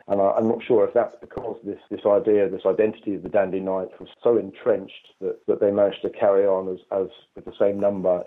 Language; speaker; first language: English; native; English